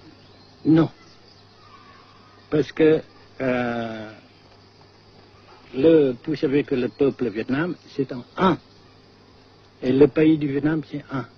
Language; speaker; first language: French; non-native, fluent; Vietnamese